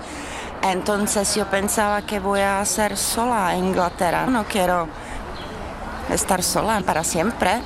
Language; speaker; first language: Spanish; non-native, fluent; Czech